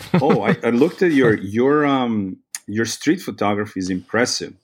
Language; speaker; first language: English; non-native, fluent; Serbian